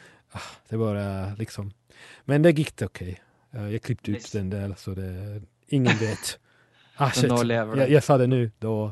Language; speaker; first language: Swedish; non-native, fluent; Italian